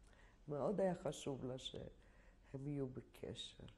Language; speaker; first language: Hebrew; non-native, fluent; Polish